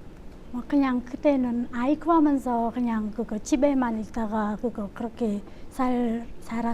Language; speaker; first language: Korean; non-native, learner; Khmer